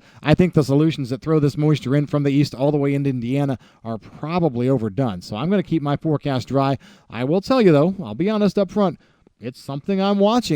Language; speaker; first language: English; native; English